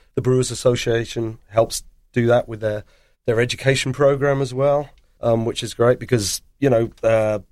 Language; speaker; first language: English; native; English